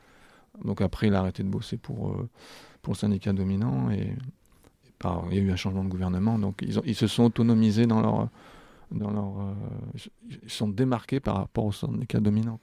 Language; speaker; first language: French; native; French